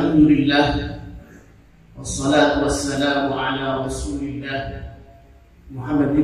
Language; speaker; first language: Arabic; non-native, fluent; Indonesian